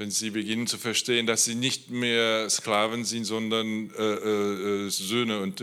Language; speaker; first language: German; non-native, learner; Polish